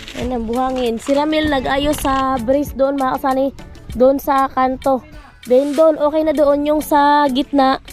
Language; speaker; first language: Filipino; non-native, local second language; Cebuano